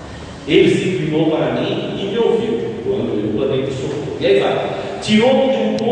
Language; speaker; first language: Portuguese; native; Portuguese